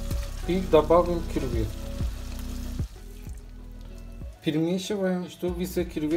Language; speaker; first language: Russian; non-native, fluent; Persian